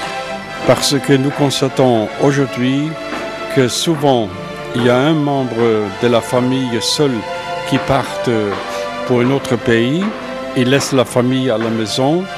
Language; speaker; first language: French; non-native, fluent; German